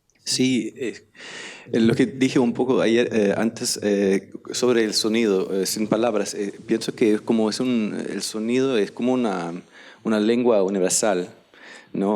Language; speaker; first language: Spanish; non-native, learner; Danish